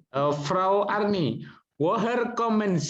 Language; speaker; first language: German; non-native, learner; Indonesian